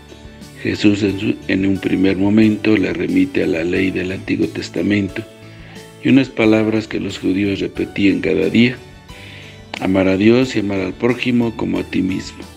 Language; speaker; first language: Spanish; native; Spanish